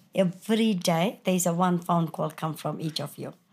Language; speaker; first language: English; non-native, fluent; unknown